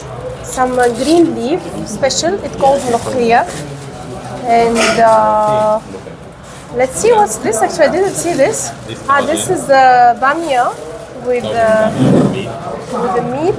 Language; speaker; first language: English; non-native, local second language; Arabic